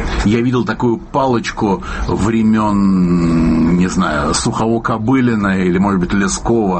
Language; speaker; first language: Russian; native; Russian